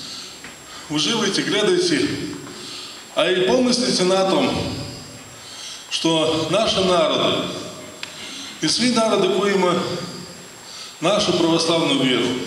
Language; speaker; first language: Russian; native; Russian